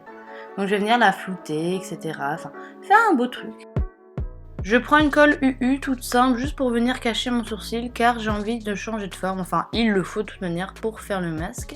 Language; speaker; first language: French; native; French